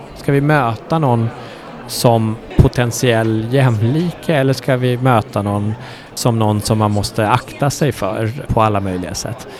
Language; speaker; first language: Swedish; early bilingual, other home language; Persian